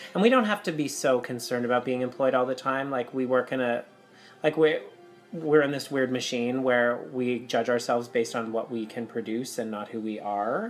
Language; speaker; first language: English; native; English